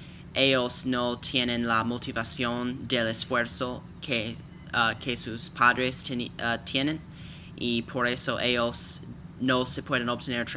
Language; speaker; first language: Spanish; non-native, fluent; English